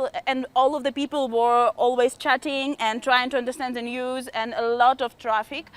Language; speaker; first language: English; non-native, fluent; Ukrainian